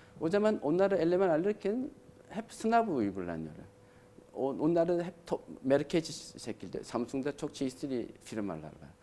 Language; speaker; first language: Turkish; non-native, learner; Korean